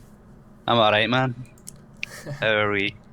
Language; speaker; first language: English; native; English